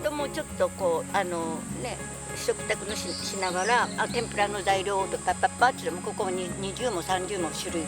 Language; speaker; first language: Japanese; native; Japanese